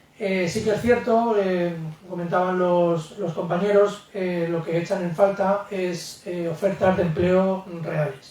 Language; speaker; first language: Spanish; native; Spanish